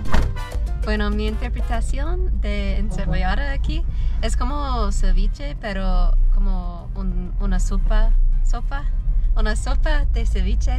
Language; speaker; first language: Spanish; non-native, learner; English